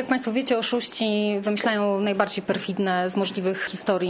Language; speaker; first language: Polish; native; Polish